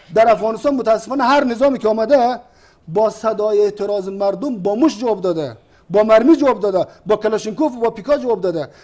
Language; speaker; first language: Persian; native; Persian